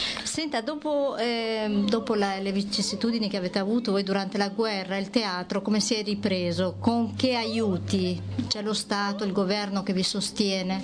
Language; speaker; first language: Italian; native; Italian